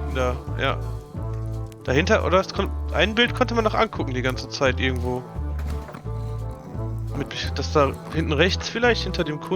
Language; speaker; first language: German; native; German